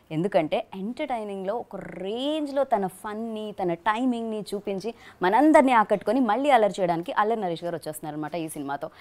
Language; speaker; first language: Telugu; native; Telugu